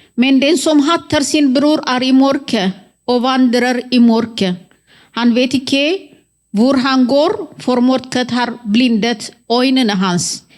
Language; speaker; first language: Norwegian; non-native, fluent; Amharic